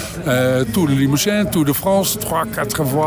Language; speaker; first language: French; non-native, learner; Dutch